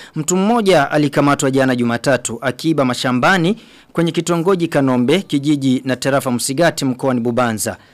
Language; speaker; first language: Swahili; non-native, local second language; Rundi